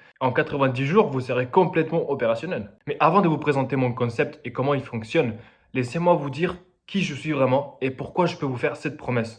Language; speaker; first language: French; non-native, fluent; Spanish